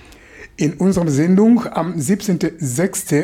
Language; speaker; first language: German; non-native, fluent; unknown